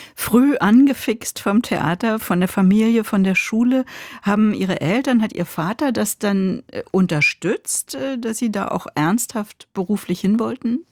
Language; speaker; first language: German; native; German